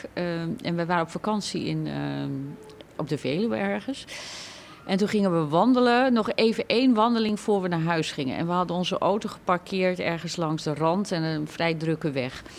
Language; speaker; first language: Dutch; native; Dutch